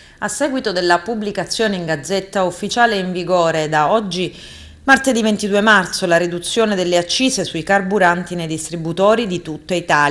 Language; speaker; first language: Italian; native; Italian